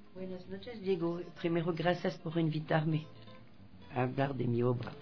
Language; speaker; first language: Spanish; non-native, fluent; French